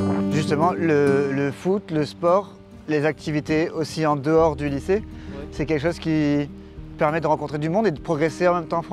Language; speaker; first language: French; native; French